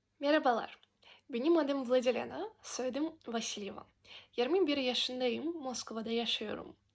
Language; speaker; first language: Turkish; non-native, fluent; Russian